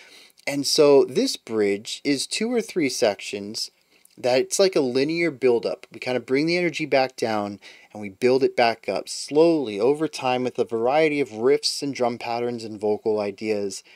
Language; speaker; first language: English; native; English